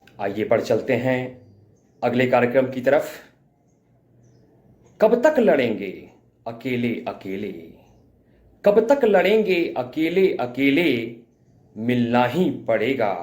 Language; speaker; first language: Hindi; native; Hindi